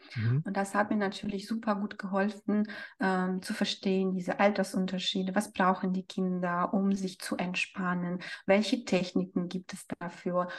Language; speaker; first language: German; non-native, fluent; Russian